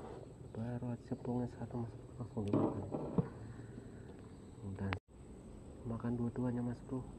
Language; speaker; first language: Indonesian; native; Indonesian